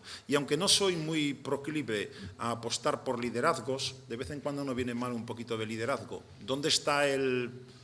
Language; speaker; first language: Spanish; native; Spanish